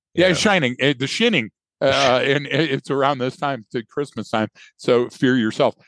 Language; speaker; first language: English; native; English